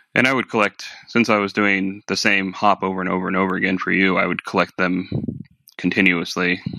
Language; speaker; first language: English; native; English